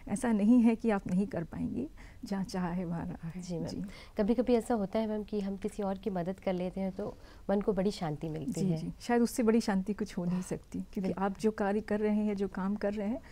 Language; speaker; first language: Hindi; native; Hindi